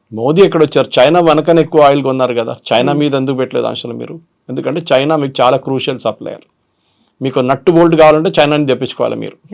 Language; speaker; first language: Telugu; non-native, local second language; Malayalam